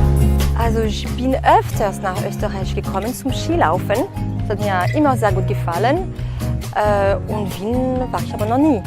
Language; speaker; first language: German; non-native, fluent; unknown